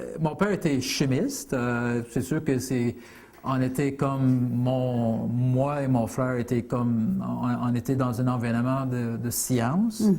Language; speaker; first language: French; non-native, fluent; English